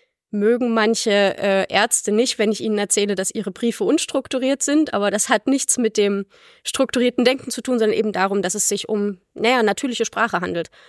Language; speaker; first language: German; native; German